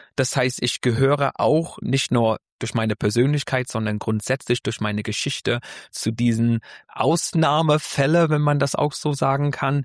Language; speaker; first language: German; non-native, fluent; English